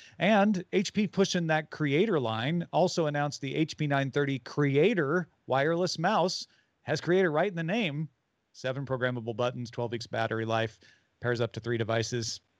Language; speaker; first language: English; native; English